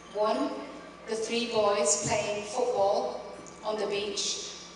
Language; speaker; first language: English; early bilingual, other home language; Urdu